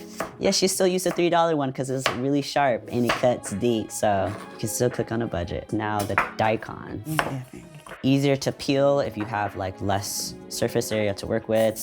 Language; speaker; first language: English; early bilingual, other home language; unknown